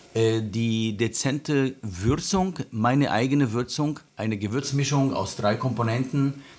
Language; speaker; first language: German; non-native, fluent; Arabic